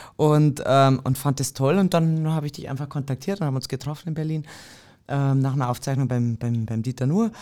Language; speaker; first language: German; native; German